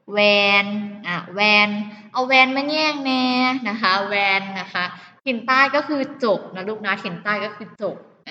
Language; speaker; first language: Thai; native; Thai